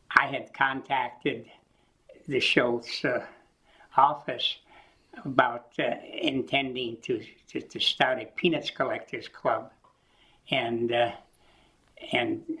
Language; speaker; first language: English; native; English